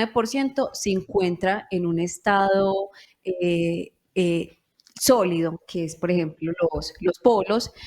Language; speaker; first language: Spanish; native; Spanish